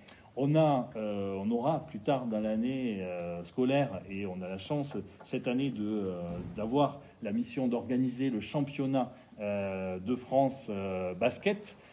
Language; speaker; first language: French; native; French